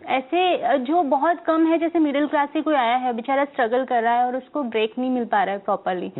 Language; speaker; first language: Hindi; non-native, local second language; Gujarati